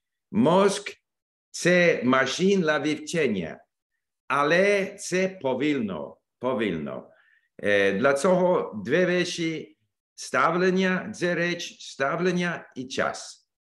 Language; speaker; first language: Ukrainian; non-native, learner; English